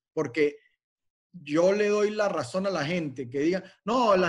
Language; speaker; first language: Spanish; native; Spanish